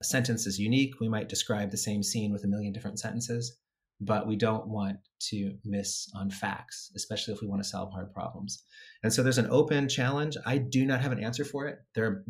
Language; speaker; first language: English; native; English